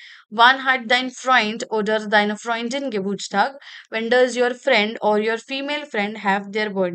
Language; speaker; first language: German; non-native, fluent; Hindi